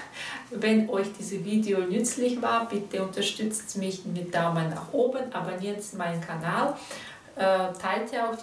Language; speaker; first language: German; non-native, fluent; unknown